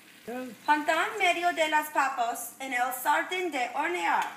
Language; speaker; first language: Spanish; non-native, learner; English